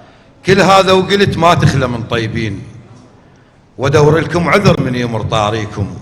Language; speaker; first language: Arabic; native; Arabic